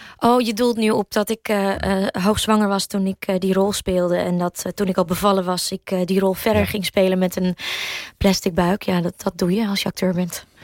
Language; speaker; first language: Dutch; early bilingual, other home language; Russian